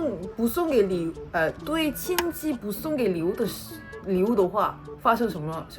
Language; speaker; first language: Chinese; non-native, learner; Korean